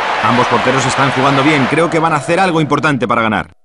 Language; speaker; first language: Spanish; native; Spanish